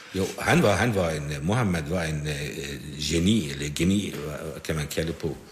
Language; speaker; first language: Danish; non-native, fluent; Persian